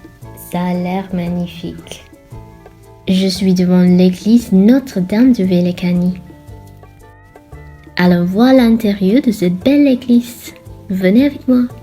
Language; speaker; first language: French; non-native, fluent; Sinhala